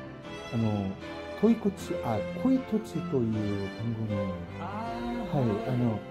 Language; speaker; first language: Japanese; non-native, learner; Korean